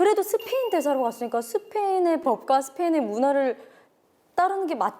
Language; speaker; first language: Korean; native; Korean